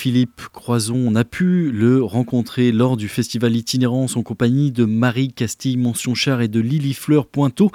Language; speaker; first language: French; native; French